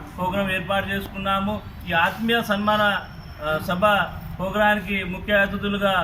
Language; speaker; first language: Telugu; non-native, local second language; Lambadi